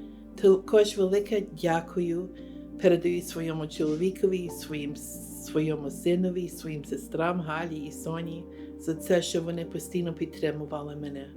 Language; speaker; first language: Ukrainian; early bilingual, heritage; Ukrainian